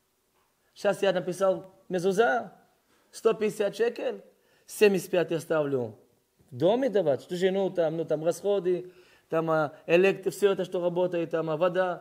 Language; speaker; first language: Russian; early bilingual, heritage; Russian